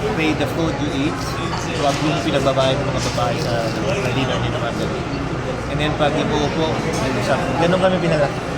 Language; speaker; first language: Filipino; native; Filipino